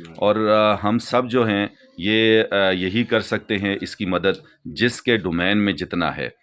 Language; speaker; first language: Urdu; non-native, local second language; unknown